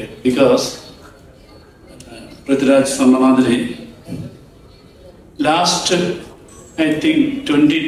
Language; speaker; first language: Tamil; non-native, learner; Malayalam